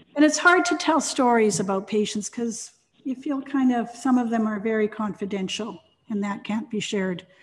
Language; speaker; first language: English; native; English